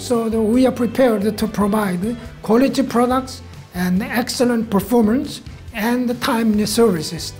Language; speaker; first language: English; non-native, fluent; Korean